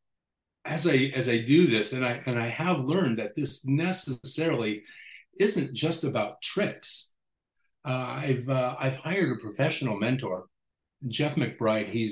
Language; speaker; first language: English; native; English